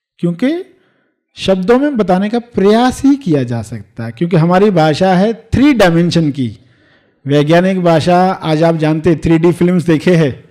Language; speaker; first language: Hindi; native; Hindi